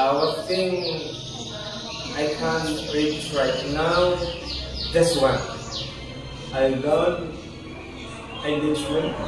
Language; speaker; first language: English; non-native, learner; Indonesian